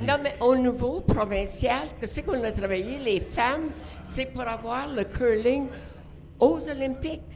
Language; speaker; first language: French; non-native, local second language; English